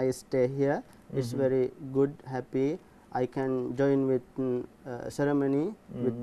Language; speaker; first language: English; non-native, learner; Sinhala